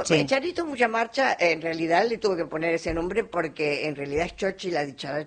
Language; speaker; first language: Spanish; native; Spanish